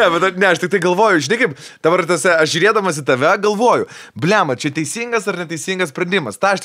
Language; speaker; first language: Lithuanian; native; Lithuanian